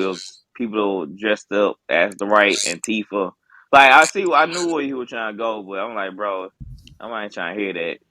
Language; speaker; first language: English; native; English